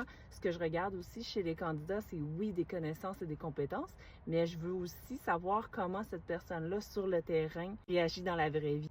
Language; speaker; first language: French; native; French